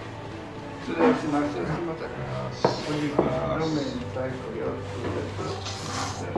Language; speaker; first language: Japanese; native; Japanese